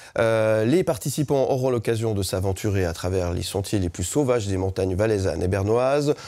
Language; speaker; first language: French; native; French